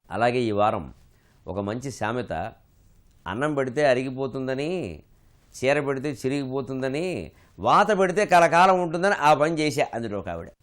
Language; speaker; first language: Telugu; native; Telugu